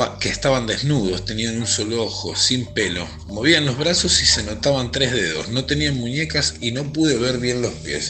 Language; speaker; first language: Spanish; native; Spanish